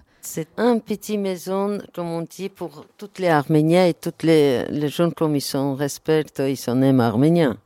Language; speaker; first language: French; non-native, learner; Armenian